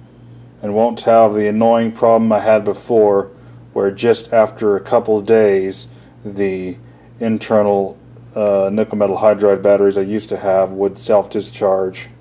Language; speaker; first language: English; native; English